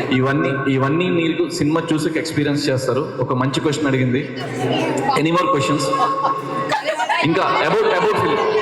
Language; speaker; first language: Telugu; native; Telugu